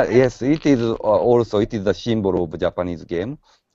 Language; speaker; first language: English; non-native, learner; Japanese